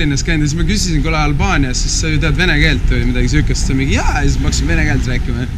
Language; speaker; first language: Estonian; native; Estonian